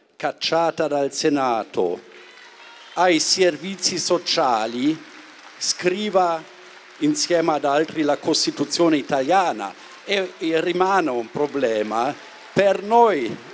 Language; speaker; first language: Italian; non-native, fluent; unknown